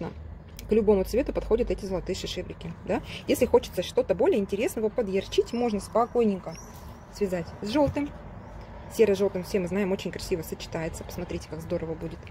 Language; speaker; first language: Russian; native; Russian